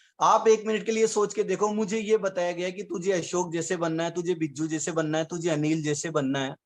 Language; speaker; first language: Hindi; native; Hindi